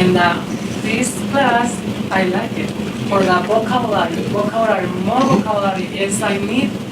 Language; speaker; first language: English; non-native, learner; Spanish